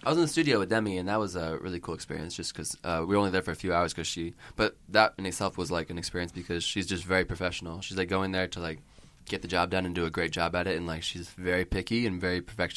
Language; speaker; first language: English; native; English